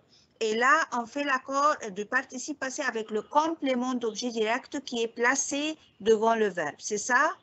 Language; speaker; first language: French; non-native, fluent; Arabic